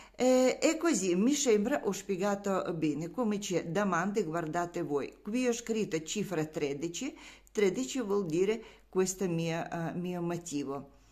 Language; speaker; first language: Italian; non-native, learner; Russian